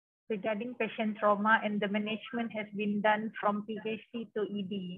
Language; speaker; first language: English; non-native, local second language; Malay